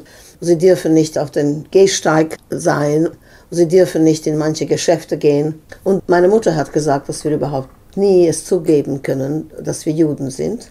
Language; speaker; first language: German; non-native, fluent; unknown